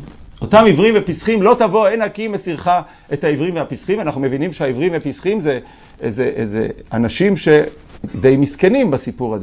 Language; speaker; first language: Hebrew; native; Hebrew